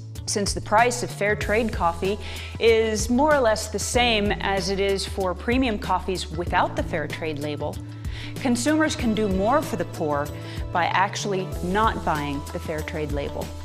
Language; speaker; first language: English; native; English